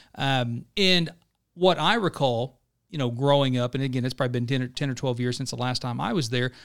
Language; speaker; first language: English; native; English